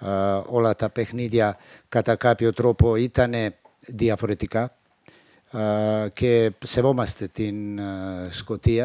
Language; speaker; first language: Greek; non-native, fluent; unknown